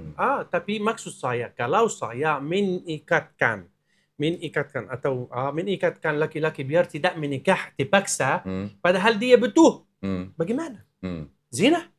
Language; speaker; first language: Indonesian; non-native, learner; Arabic